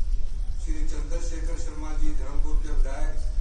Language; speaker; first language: Hindi; native; Hindi